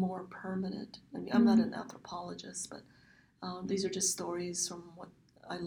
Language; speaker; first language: English; early bilingual, other home language; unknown